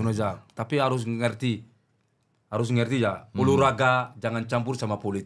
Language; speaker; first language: Indonesian; non-native, learner; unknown